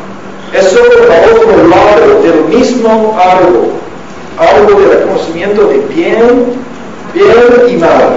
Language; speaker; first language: Spanish; non-native, learner; English